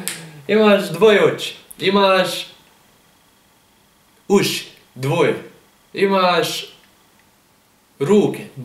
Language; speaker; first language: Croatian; early bilingual, heritage; German